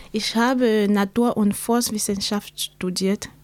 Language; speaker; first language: German; non-native, learner; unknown